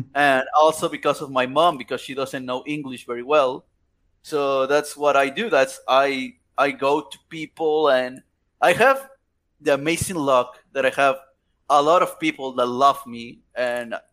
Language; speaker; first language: English; non-native, fluent; Spanish